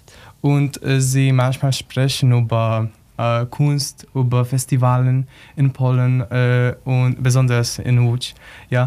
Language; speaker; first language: German; non-native, learner; Polish